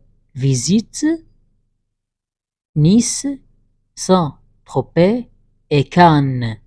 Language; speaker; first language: French; non-native, fluent; Arabic